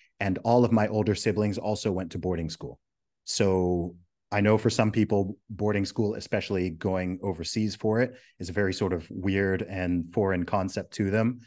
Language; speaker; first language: English; early bilingual, other home language; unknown